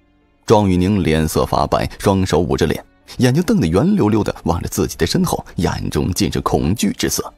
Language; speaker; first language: Chinese; native; Chinese